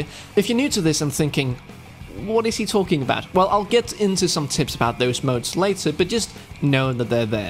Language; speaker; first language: English; non-native, fluent; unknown